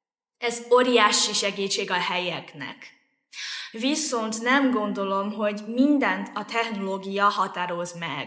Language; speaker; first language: Hungarian; non-native, fluent; Chinese